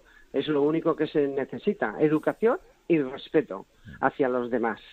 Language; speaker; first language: Spanish; native; Spanish